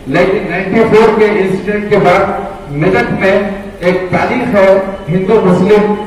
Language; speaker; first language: Urdu; native; Urdu